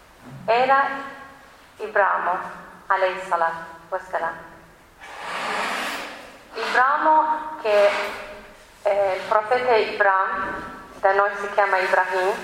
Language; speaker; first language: Italian; non-native, learner; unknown